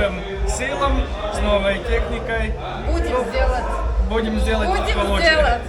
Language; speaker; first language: Russian; non-native, local second language; Lithuanian